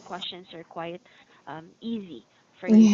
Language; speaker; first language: English; non-native, fluent; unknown